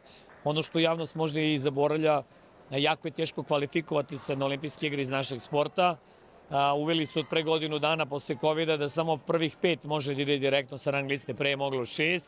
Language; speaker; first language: Serbian; native; Serbian